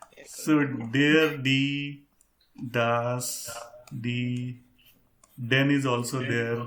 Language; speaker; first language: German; non-native, fluent; Hindi